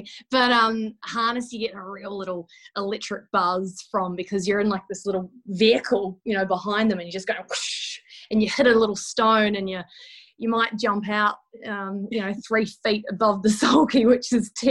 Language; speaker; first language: English; native; English